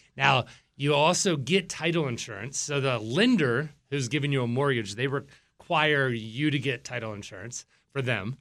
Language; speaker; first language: English; native; English